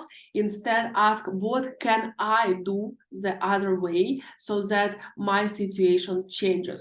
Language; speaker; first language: English; non-native, fluent; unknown